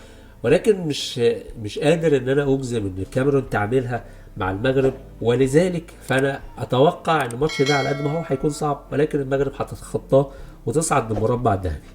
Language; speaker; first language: Arabic; native; Arabic